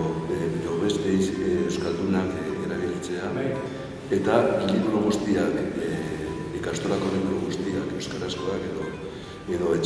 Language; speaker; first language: Basque; non-native, local second language; Spanish